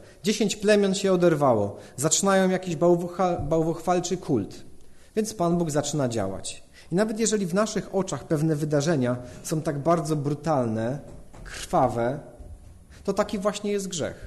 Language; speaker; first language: Polish; native; Polish